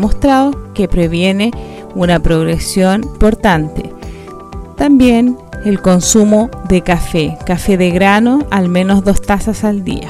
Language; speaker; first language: Spanish; native; Spanish